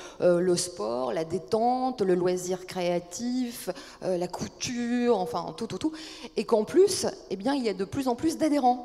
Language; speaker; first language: French; native; French